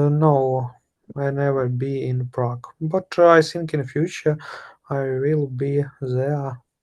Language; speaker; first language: English; non-native, learner; Russian